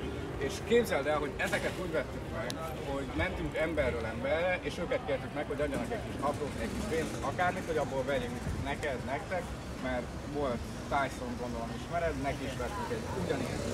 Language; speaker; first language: Hungarian; native; Hungarian